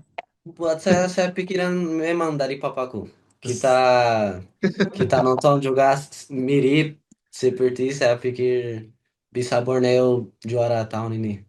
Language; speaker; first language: Indonesian; non-native, learner; Portuguese